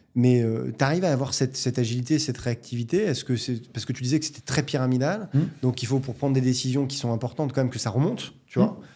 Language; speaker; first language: French; native; French